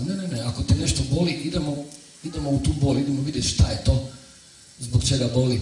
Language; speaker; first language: Croatian; native; Croatian